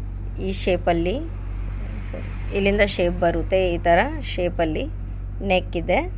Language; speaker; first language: Kannada; non-native, local second language; Urdu